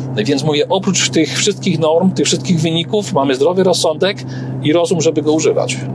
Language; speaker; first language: Polish; native; Polish